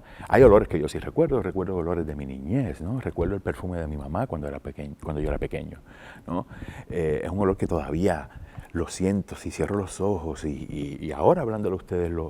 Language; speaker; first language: Spanish; native; Spanish